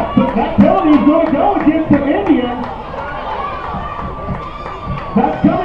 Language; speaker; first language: English; native; English